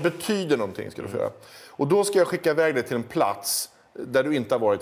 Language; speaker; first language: Swedish; native; Swedish